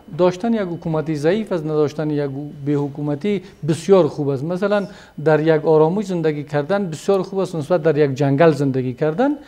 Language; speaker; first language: Persian; native; Persian